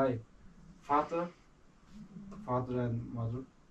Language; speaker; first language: English; non-native, learner; Mongolian